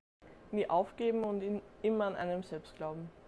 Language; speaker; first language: German; native; German